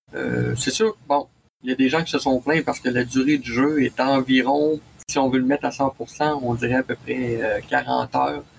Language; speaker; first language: French; native; French